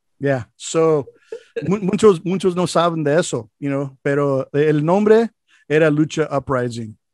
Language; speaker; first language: Spanish; non-native, learner; English